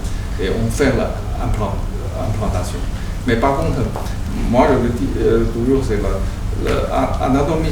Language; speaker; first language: French; non-native, learner; Chinese